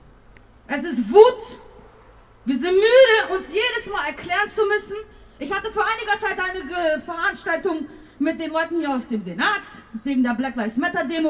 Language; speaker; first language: German; native; German